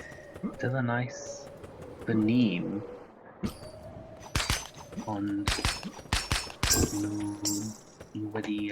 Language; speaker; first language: Welsh; non-native, learner; English